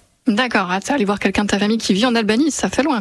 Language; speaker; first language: French; native; French